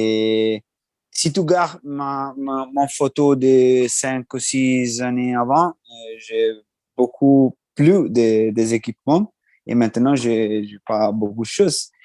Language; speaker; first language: French; non-native, learner; Italian